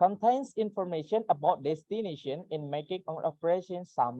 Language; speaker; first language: English; non-native, fluent; Indonesian